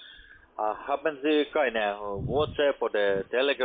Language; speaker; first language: German; non-native, learner; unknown